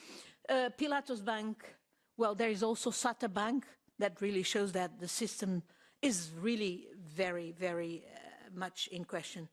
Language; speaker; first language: English; non-native, fluent; Portuguese